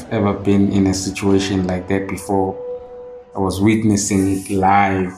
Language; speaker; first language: English; non-native, local second language; Zulu